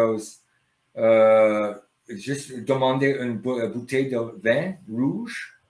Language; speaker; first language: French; non-native, learner; English